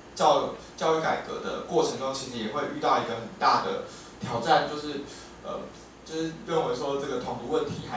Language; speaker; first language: Chinese; native; Chinese